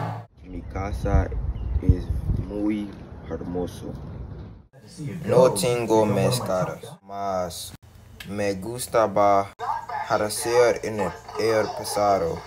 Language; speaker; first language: Spanish; non-native, learner; English